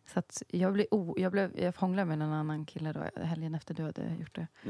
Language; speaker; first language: Swedish; native; Swedish